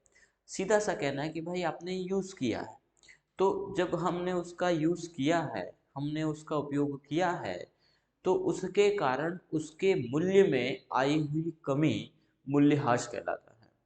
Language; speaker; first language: Hindi; native; Hindi